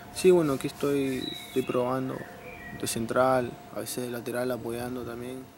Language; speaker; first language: Spanish; native; Spanish